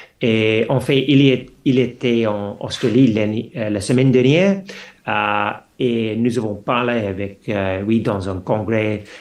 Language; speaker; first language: French; non-native, fluent; English